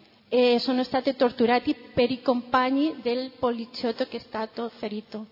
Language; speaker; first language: Italian; non-native, fluent; Spanish